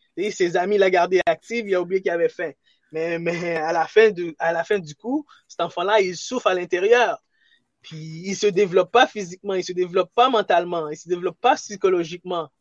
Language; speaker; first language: French; early bilingual, other home language; Haitian Creole